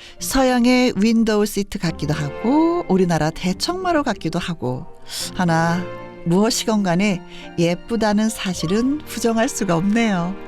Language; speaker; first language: Korean; native; Korean